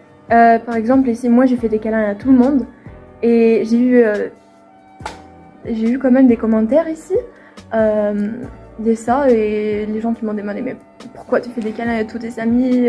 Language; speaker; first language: French; non-native, fluent; Swedish